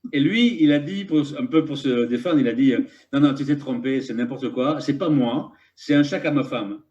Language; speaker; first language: French; native; French